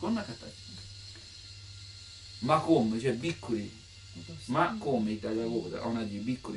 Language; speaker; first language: Japanese; non-native, learner; Italian